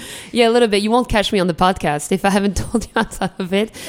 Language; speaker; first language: English; non-native, fluent; Arabic